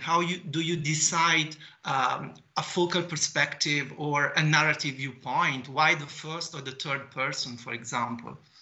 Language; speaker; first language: English; non-native, fluent; Italian